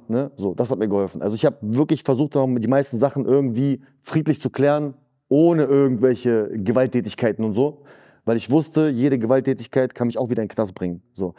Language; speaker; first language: German; early bilingual, other home language; Russian